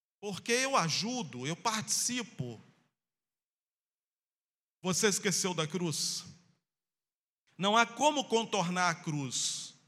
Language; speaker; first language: Portuguese; native; Portuguese